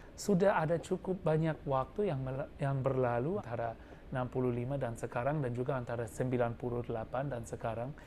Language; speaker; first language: Indonesian; non-native, fluent; English